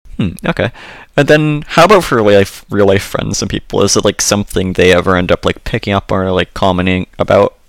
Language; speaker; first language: English; native; English